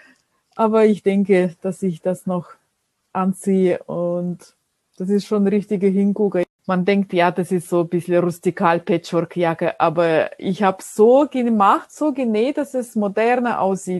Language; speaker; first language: German; non-native, fluent; Russian